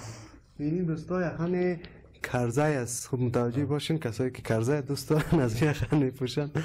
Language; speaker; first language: Persian; native; Persian